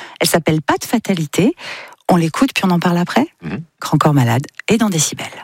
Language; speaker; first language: French; native; French